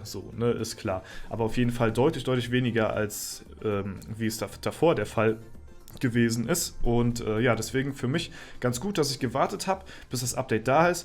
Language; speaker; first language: German; native; German